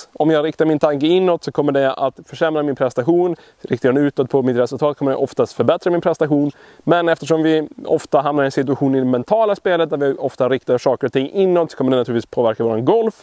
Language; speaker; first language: Swedish; native; Swedish